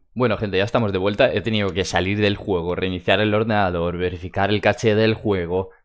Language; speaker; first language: Spanish; non-native, fluent; Russian